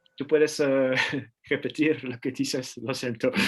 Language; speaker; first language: Spanish; non-native, learner; French